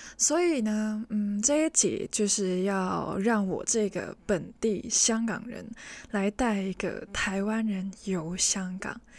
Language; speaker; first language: Chinese; non-native, local second language; Cantonese